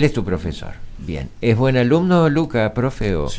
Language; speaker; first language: Spanish; native; Spanish